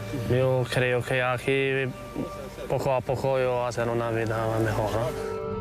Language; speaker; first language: Spanish; non-native, learner; Arabic